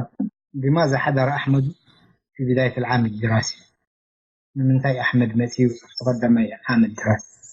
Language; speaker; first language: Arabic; non-native, fluent; Tigrinya